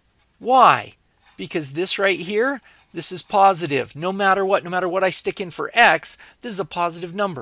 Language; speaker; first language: English; native; English